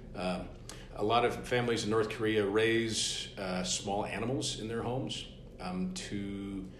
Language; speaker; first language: English; native; English